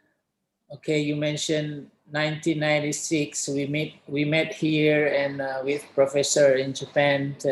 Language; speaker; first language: English; non-native, fluent; Indonesian